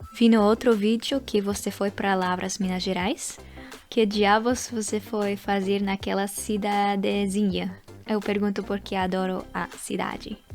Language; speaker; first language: Portuguese; non-native, fluent; Dutch